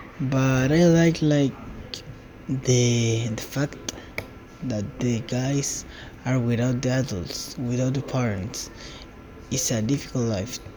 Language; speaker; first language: English; non-native, learner; Spanish